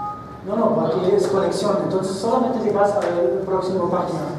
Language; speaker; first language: Spanish; non-native, fluent; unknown